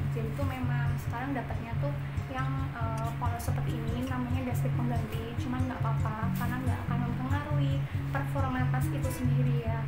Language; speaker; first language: Indonesian; non-native, local second language; Javanese